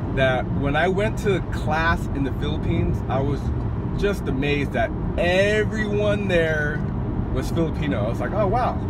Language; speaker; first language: English; native; English